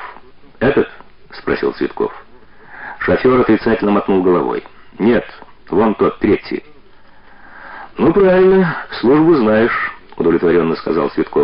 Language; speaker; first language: Russian; native; Russian